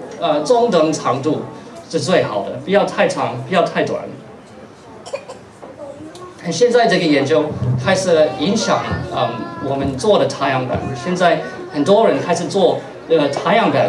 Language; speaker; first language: Chinese; non-native, fluent; English